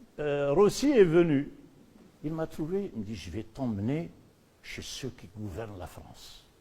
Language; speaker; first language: French; non-native, local second language; Berber languages